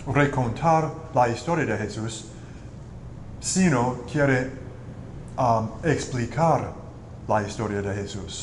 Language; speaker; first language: Spanish; non-native, learner; English